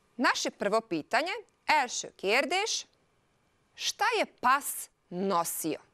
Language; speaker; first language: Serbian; non-native, local second language; Hungarian